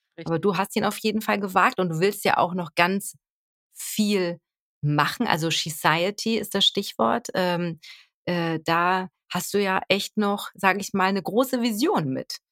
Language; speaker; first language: German; native; German